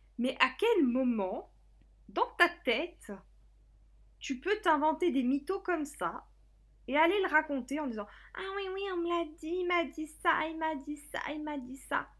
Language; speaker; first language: French; native; French